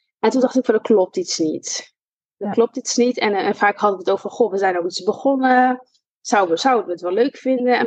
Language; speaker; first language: Dutch; early bilingual, other home language; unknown